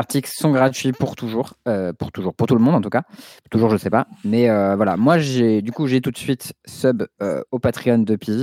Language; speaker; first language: French; native; French